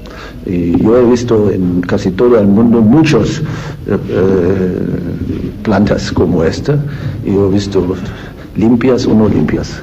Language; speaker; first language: Spanish; non-native, learner; German